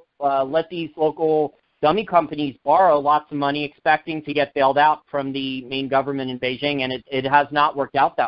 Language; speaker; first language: English; native; English